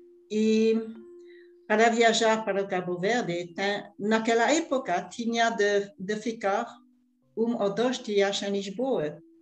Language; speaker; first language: Portuguese; non-native, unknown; French